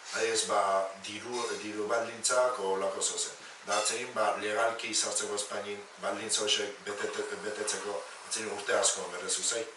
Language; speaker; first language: Basque; early bilingual, other home language; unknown